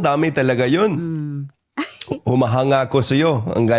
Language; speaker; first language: Filipino; non-native, fluent; English